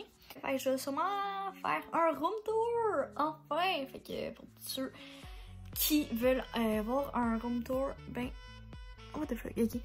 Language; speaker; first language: French; native; French